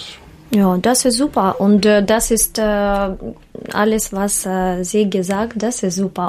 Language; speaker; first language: German; non-native, learner; Russian